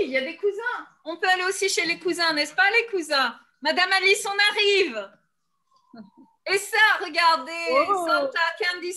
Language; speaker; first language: French; non-native, fluent; Turkish